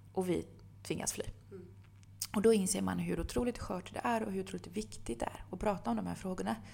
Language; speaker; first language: Swedish; early bilingual, other home language; Bosnian